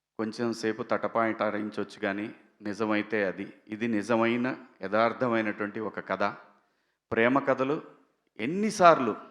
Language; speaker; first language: Telugu; native; Telugu